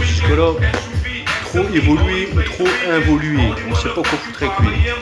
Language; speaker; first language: French; native; French